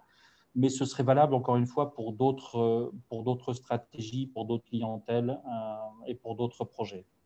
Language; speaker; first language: French; native; French